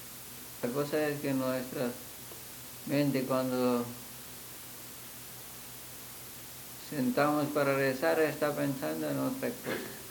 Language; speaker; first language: Spanish; non-native, fluent; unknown